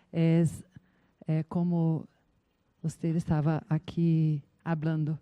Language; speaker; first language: Spanish; non-native, learner; Portuguese